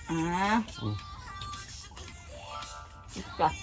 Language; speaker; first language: Korean; non-native, learner; Filipino